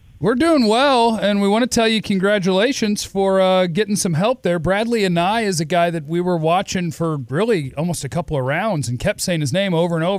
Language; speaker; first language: English; native; English